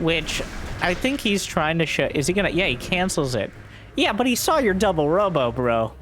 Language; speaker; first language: English; native; English